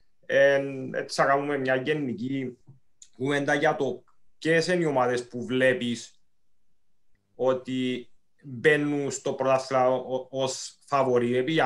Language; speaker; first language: Greek; native; Greek